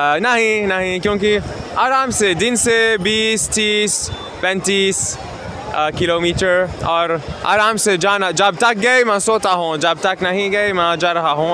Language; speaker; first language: Hindi; non-native, learner; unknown